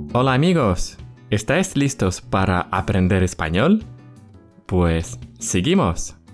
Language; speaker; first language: Spanish; non-native, fluent; Russian